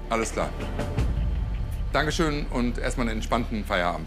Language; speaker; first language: German; native; German